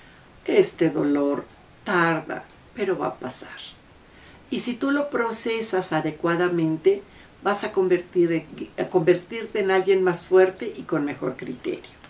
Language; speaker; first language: Spanish; native; Spanish